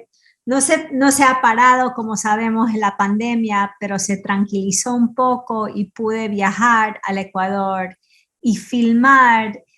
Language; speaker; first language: Spanish; early bilingual, heritage; Spanish